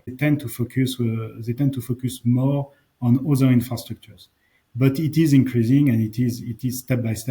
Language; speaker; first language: English; non-native, fluent; French